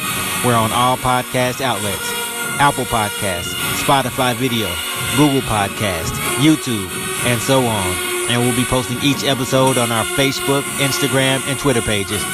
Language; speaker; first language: English; native; English